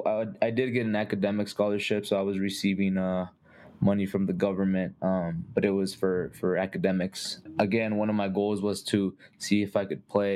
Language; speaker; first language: English; native; English